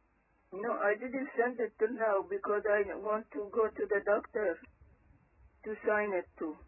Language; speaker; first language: English; early bilingual, other home language; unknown